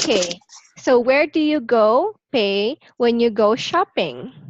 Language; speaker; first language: English; non-native, local second language; Filipino